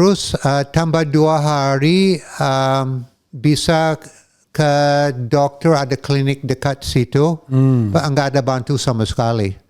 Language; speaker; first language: Indonesian; non-native, fluent; English